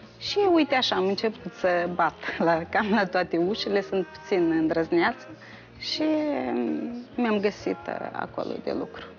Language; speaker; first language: Romanian; native; Romanian